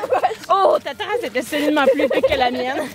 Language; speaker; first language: French; native; French